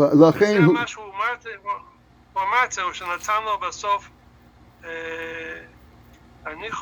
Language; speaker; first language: Hebrew; non-native, fluent; English